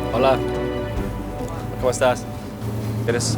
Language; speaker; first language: Spanish; non-native, learner; English